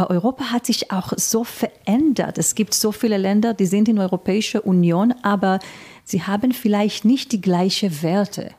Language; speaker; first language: German; non-native, fluent; Hebrew